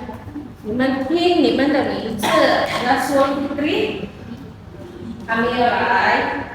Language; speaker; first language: Chinese; non-native, fluent; Indonesian